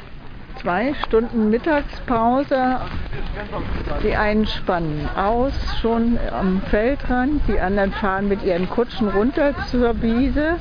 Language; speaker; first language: German; native; German